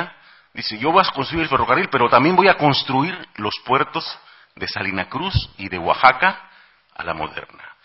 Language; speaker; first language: Spanish; native; Spanish